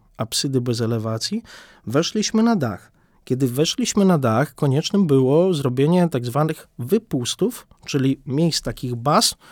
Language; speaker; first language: Polish; native; Polish